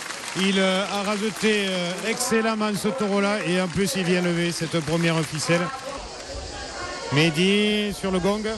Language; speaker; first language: French; native; French